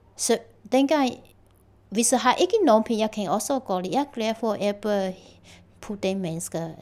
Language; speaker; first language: Danish; non-native, learner; Chinese